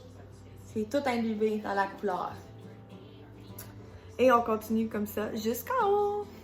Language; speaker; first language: French; native; French